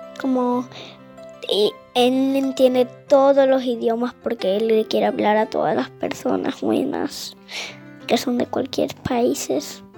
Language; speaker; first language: Spanish; early bilingual, heritage; Spanish